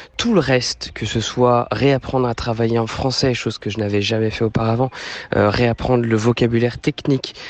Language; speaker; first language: French; native; French